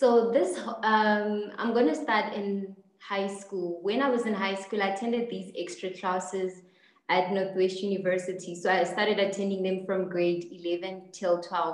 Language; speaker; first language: English; non-native, local second language; Tswana